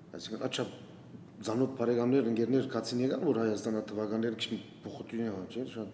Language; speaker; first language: Armenian; native; Armenian